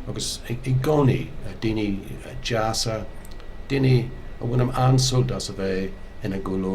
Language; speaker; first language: Irish; non-native, local second language; English